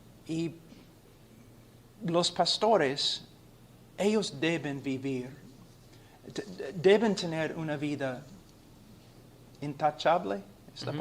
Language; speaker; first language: Spanish; non-native, fluent; English